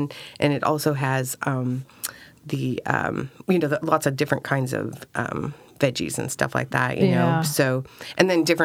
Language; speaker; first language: English; native; English